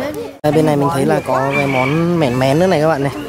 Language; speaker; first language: Vietnamese; native; Vietnamese